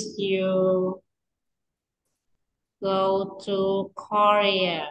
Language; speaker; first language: English; non-native, learner; Vietnamese